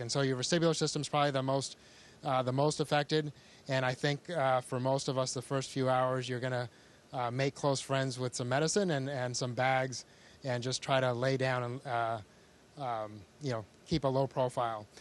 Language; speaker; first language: English; early bilingual, other home language; Spanish